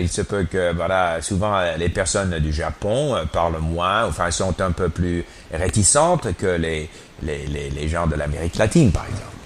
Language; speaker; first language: French; non-native, fluent; English